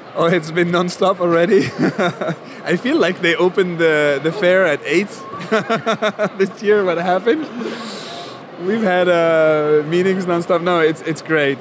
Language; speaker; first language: English; non-native, fluent; Arabic